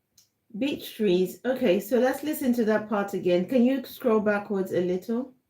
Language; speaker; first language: English; non-native, fluent; French